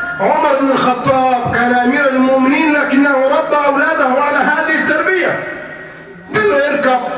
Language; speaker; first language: Arabic; native; Arabic